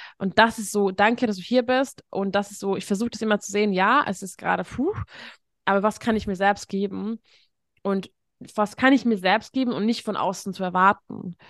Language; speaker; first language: German; non-native, fluent; Hungarian